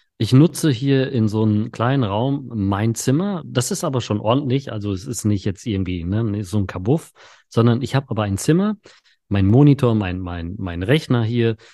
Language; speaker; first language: German; early bilingual, other home language; Polish